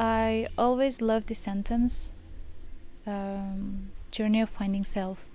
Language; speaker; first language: English; non-native, fluent; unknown